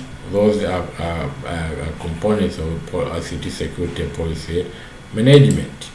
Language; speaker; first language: English; non-native, local second language; Swahili